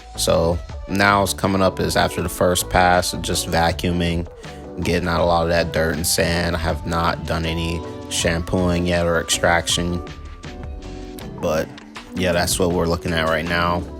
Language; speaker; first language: English; native; English